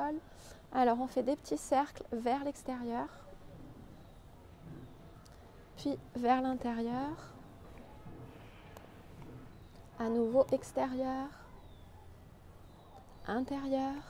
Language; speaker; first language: French; native; French